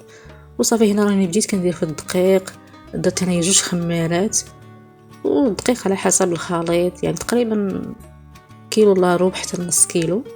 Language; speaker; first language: Arabic; native; Arabic